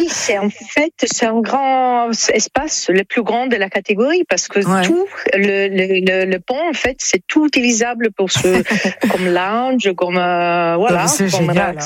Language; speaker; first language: French; non-native, fluent; Italian